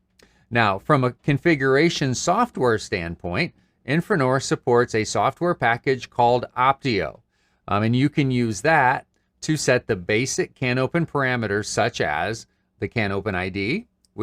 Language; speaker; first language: English; native; English